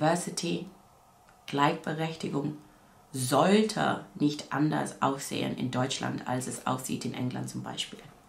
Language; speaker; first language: German; non-native, fluent; English